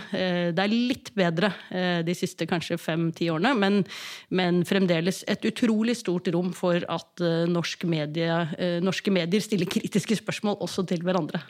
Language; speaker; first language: Norwegian; native; Norwegian